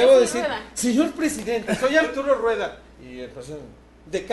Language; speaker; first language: Spanish; native; Spanish